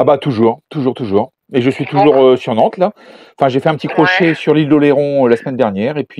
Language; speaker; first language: French; native; French